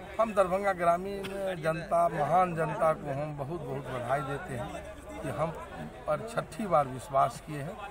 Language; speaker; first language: Hindi; native; Hindi